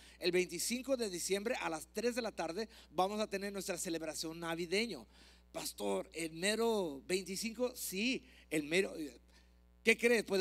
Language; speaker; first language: Spanish; early bilingual, heritage; Spanish